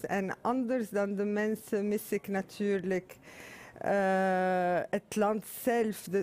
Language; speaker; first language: Dutch; non-native, fluent; Arabic